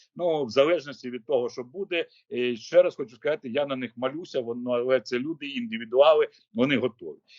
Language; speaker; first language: Ukrainian; native; Ukrainian